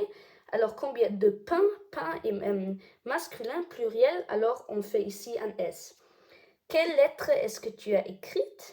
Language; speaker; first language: French; non-native, learner; German